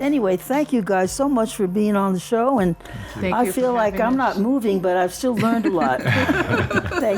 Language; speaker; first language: English; native; English